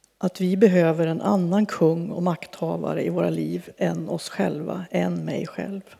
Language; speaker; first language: Swedish; native; Swedish